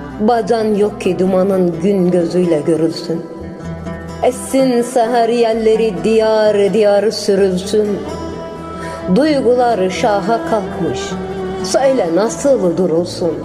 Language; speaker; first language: Turkish; native; Turkish